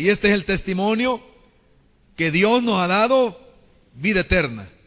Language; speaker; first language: Spanish; native; Spanish